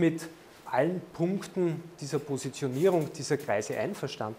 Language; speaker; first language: German; native; German